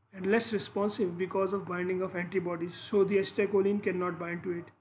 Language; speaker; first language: English; non-native, local second language; Urdu